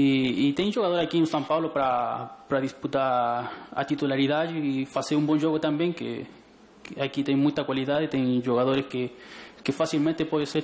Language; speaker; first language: Portuguese; non-native, fluent; Spanish